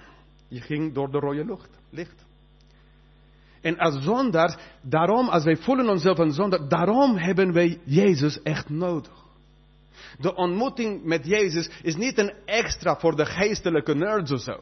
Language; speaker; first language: Dutch; non-native, fluent; English